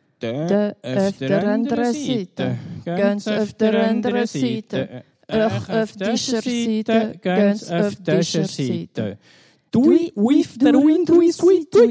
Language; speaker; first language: German; native; German